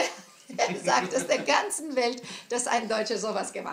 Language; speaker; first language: German; non-native, fluent; Greek